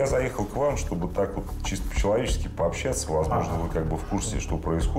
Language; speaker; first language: Russian; native; Russian